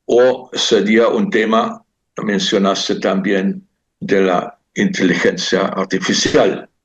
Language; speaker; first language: Spanish; non-native, fluent; German